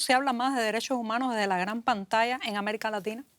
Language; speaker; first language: Spanish; native; Spanish